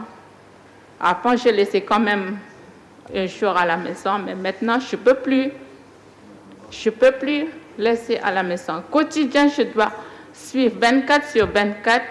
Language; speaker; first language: French; non-native, learner; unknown